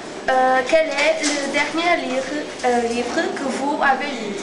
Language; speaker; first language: French; non-native, learner; Portuguese